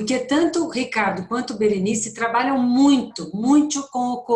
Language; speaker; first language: Spanish; non-native, learner; Portuguese